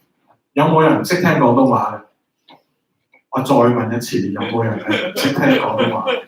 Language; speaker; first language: Chinese; native; Chinese